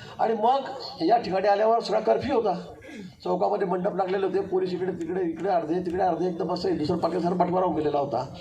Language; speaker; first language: Marathi; native; Marathi